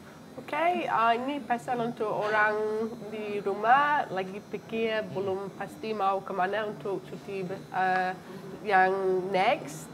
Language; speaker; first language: Indonesian; non-native, fluent; English